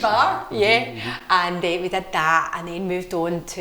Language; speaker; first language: English; native; English